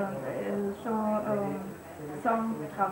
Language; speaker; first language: French; non-native, learner; German